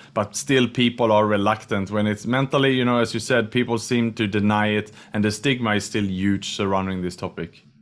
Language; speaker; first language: English; non-native, fluent; Swedish